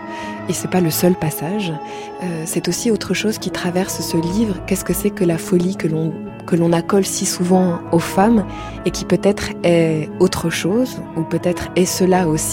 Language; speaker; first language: French; native; French